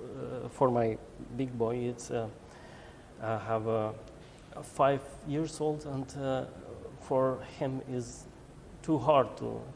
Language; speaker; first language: English; non-native, learner; Albanian